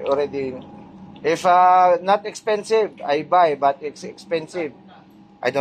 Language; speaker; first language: English; non-native, local second language; Filipino